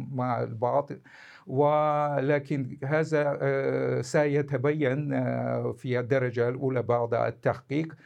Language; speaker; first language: Arabic; non-native, fluent; Russian